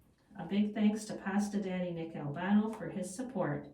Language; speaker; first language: English; native; English